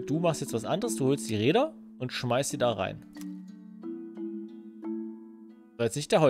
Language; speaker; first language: German; native; German